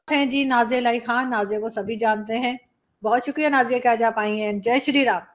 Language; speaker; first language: Urdu; native; Urdu